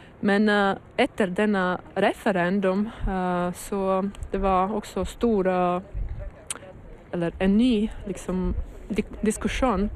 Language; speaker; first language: Norwegian; non-native, learner; Latvian